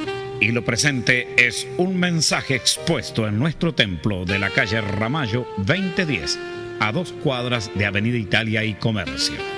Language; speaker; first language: Spanish; native; Spanish